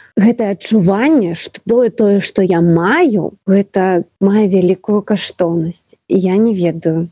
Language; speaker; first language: Belarusian; non-native, local second language; Russian